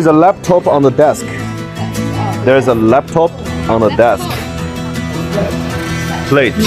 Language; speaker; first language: English; non-native, learner; Chinese